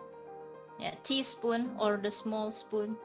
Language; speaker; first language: English; non-native, learner; Indonesian